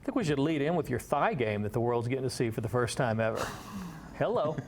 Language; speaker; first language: English; native; English